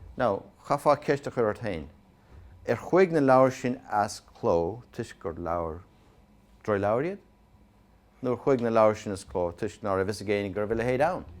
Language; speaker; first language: Irish; native; Irish